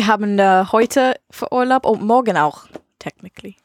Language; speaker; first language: German; non-native, learner; English